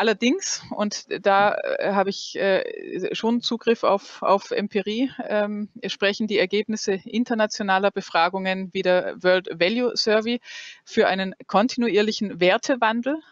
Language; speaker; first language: German; native; German